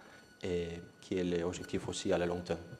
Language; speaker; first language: French; non-native, learner; Spanish